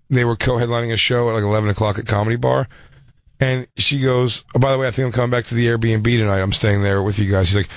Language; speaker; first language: English; native; English